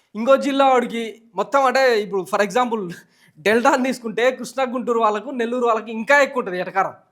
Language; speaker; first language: Telugu; native; Telugu